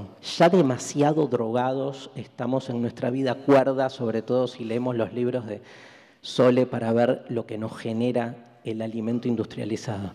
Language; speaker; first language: Spanish; native; Spanish